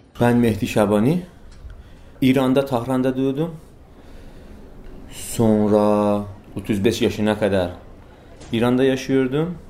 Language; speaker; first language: Turkish; non-native, fluent; Persian